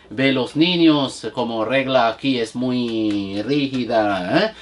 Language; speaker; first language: Spanish; non-native, fluent; Bangla